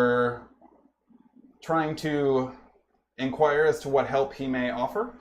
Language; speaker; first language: English; native; English